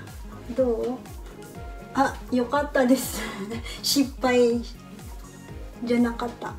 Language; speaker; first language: Japanese; non-native, fluent; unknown